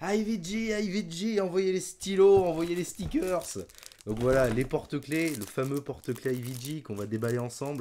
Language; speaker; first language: French; native; French